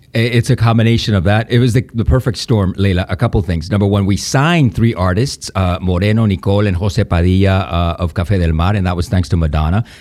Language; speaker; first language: English; non-native, fluent; Spanish